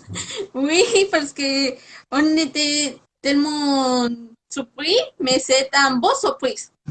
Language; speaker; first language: French; non-native, fluent; Spanish